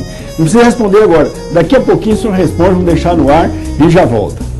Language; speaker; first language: Portuguese; native; Portuguese